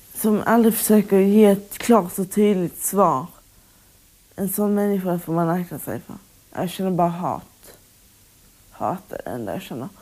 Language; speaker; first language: Swedish; native; Swedish